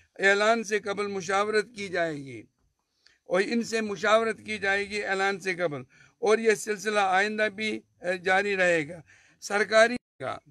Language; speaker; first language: Urdu; non-native, local second language; Kashmiri